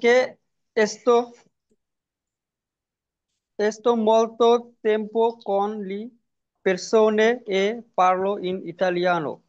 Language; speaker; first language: Italian; non-native, learner; Bangla